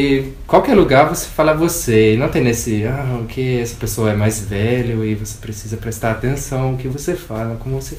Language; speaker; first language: Portuguese; non-native, fluent; German